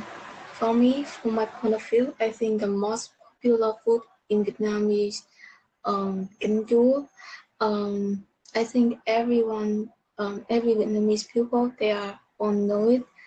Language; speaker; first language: English; non-native, learner; Vietnamese